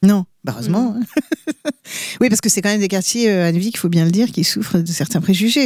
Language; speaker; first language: French; native; French